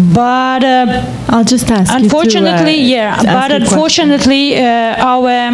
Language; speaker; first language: English; non-native, learner; Ukrainian